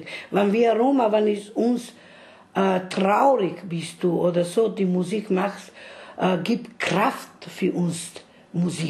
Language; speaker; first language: German; non-native, learner; Romany